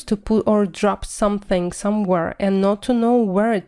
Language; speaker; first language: English; non-native, fluent; Russian